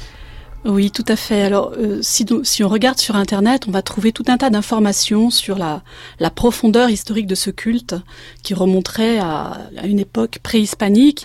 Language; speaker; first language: French; native; French